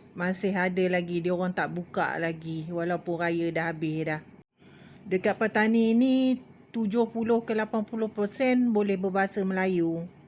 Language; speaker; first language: Malay; native; Malay